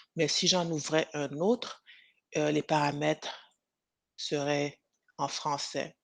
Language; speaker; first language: French; native; French